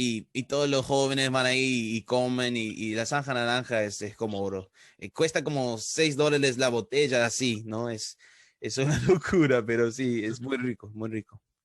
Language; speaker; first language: Spanish; early bilingual, heritage; Spanish